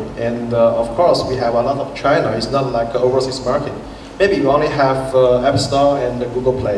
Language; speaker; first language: English; non-native, fluent; Chinese